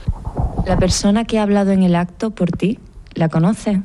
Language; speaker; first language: Spanish; native; Spanish